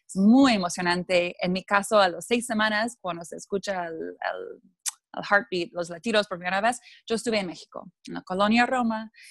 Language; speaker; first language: Spanish; non-native, fluent; English